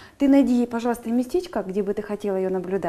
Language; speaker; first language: Russian; native; Russian